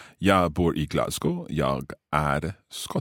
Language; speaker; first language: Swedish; non-native, learner; English